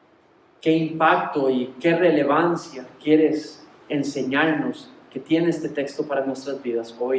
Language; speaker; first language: Spanish; native; Spanish